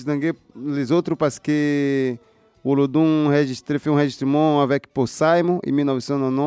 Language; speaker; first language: French; non-native, learner; Portuguese